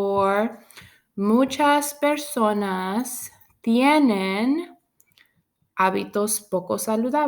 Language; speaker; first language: Spanish; non-native, fluent; English